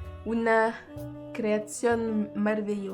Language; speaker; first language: Spanish; non-native, learner; French